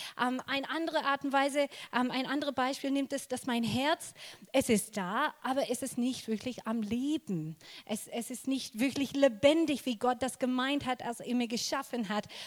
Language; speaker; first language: German; non-native, fluent; English